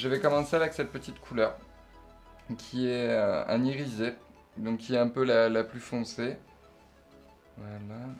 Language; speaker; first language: French; native; French